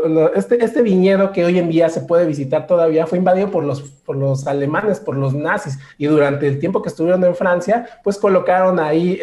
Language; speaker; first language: Spanish; native; Spanish